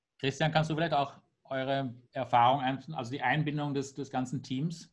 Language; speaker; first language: German; native; German